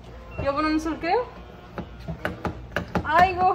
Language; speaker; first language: Korean; non-native, learner; Odia